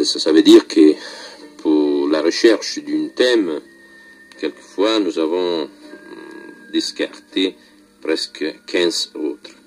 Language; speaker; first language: French; non-native, fluent; Italian